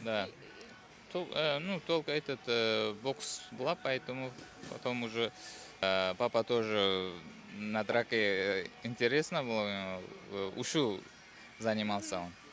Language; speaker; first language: Russian; non-native, fluent; Uzbek